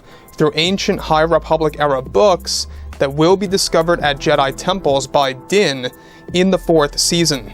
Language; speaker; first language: English; native; English